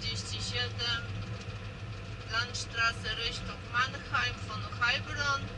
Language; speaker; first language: German; non-native, learner; Polish